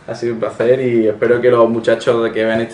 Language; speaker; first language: Spanish; native; Spanish